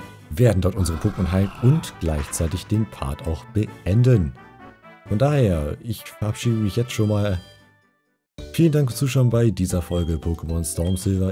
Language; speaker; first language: German; native; German